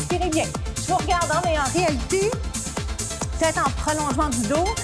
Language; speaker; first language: French; native; French